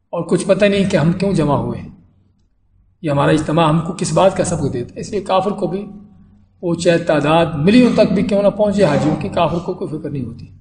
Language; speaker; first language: Urdu; native; Urdu